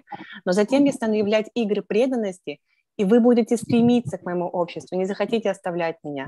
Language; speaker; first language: Russian; native; Russian